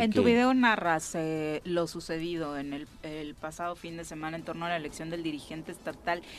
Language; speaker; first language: Spanish; native; Spanish